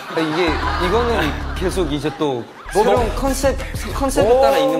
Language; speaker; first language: Korean; early bilingual, heritage; Korean